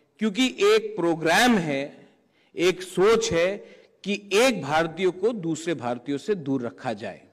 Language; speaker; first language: Hindi; non-native, local second language; Kok Borok